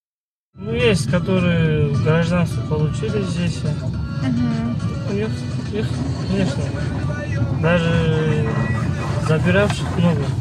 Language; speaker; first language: Russian; non-native, learner; Kyrgyz